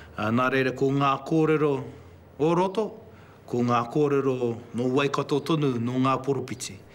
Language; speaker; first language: Māori; native; Māori